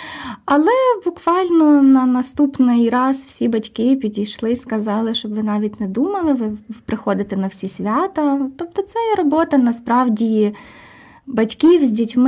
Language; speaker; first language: Ukrainian; native; Ukrainian